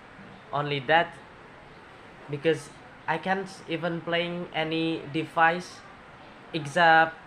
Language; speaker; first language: English; non-native, learner; Indonesian